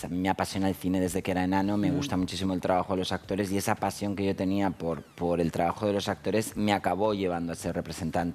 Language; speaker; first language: Spanish; native; Spanish